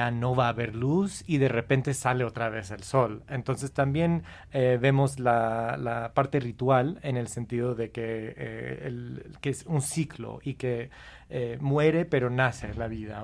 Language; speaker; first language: Spanish; non-native, fluent; English